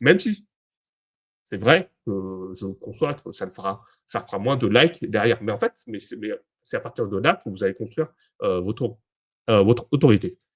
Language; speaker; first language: French; native; French